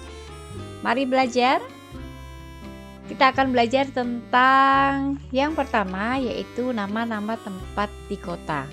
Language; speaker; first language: Indonesian; native; Indonesian